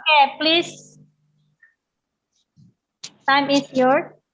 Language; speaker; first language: English; non-native, learner; Indonesian